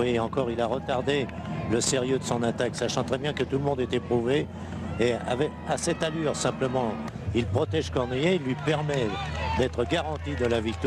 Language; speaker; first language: French; native; French